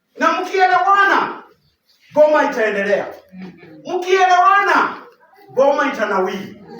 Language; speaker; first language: Swahili; non-native, local second language; Luyia